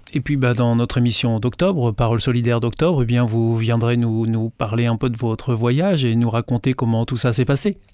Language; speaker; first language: French; native; French